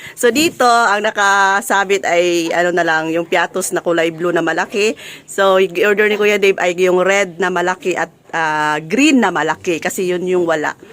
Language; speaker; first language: Filipino; native; Filipino